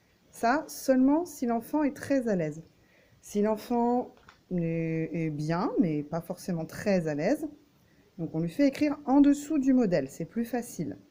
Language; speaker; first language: French; native; French